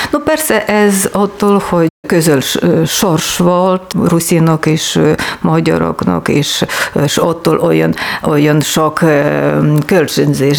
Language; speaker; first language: Hungarian; non-native, learner; Ukrainian